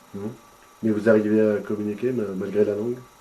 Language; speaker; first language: French; native; French